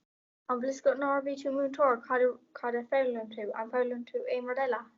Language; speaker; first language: Irish; non-native, local second language; English